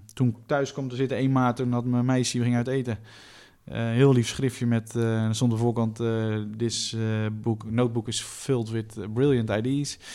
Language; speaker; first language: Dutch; native; Dutch